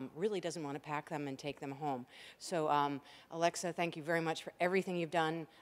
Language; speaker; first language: English; native; English